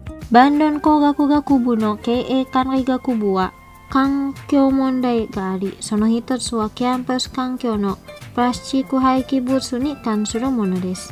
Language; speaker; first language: Japanese; non-native, fluent; Indonesian